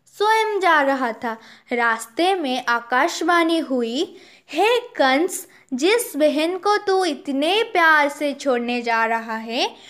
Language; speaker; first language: Hindi; non-native, local second language; Odia